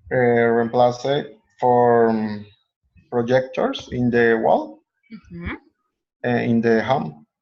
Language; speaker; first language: English; non-native, learner; Spanish